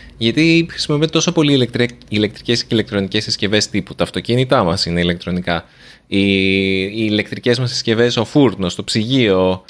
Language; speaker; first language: Greek; native; Greek